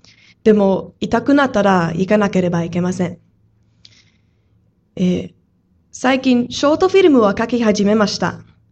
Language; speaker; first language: Japanese; non-native, fluent; English